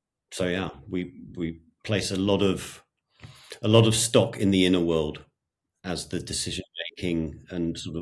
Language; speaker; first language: English; native; English